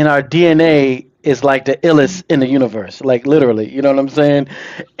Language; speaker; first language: English; native; English